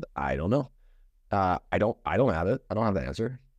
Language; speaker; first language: English; native; English